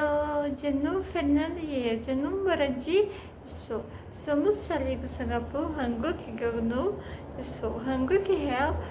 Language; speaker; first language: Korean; non-native, learner; Portuguese